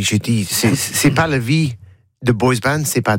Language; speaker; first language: French; non-native, learner; English